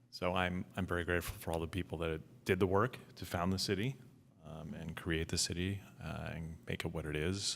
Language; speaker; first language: English; native; English